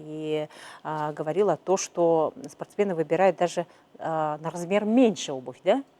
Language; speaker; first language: Russian; native; Russian